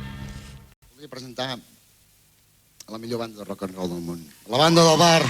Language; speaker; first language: Catalan; native; Catalan